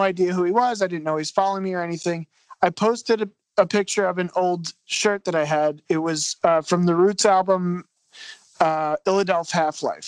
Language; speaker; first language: English; native; English